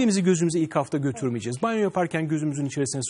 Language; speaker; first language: Turkish; native; Turkish